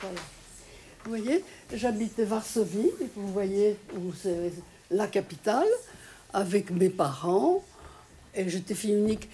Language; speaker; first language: French; non-native, fluent; Polish